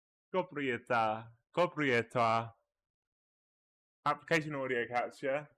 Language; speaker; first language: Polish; non-native, learner; English